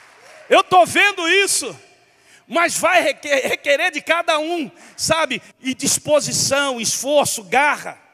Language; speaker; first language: Portuguese; native; Portuguese